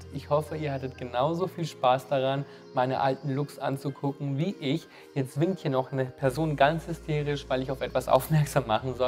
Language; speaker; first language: German; native; German